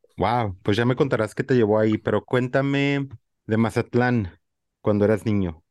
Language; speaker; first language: Spanish; native; Spanish